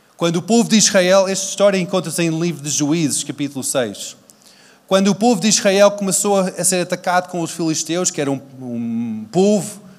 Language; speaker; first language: Portuguese; early bilingual, other home language; English